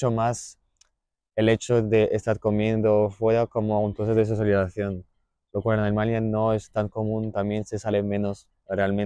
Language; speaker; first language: Spanish; non-native, fluent; German